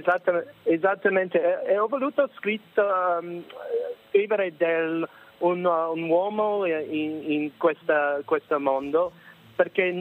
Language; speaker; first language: Italian; non-native, learner; English